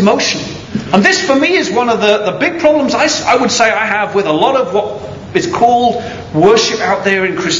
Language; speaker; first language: English; native; English